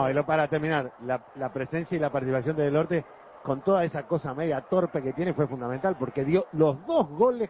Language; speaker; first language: Spanish; native; Spanish